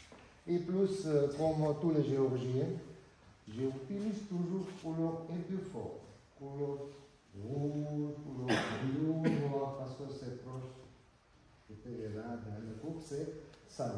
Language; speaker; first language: French; non-native, learner; Georgian